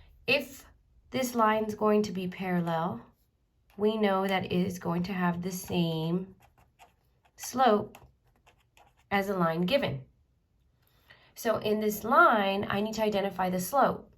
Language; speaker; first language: English; native; English